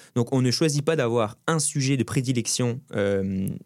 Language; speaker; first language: French; native; French